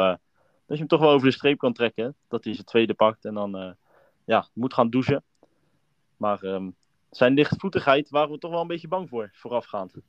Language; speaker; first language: Dutch; native; Dutch